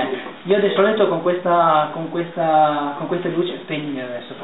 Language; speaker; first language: Italian; native; Italian